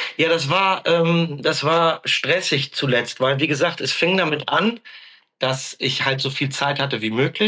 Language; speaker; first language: German; native; German